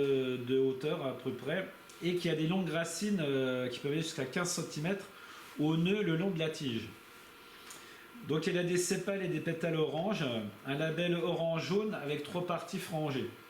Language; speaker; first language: French; native; French